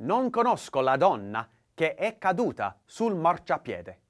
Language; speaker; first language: Italian; non-native, learner; English